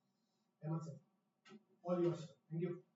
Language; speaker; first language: Hindi; native; Hindi